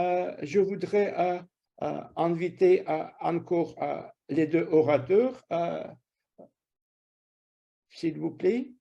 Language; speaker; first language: French; non-native, fluent; Russian